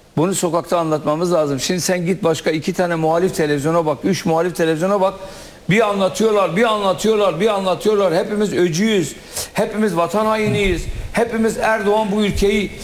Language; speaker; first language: Turkish; non-native, local second language; Kurdish